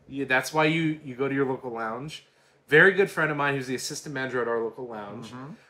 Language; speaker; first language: English; native; English